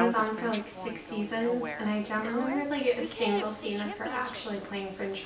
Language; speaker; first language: English; native; English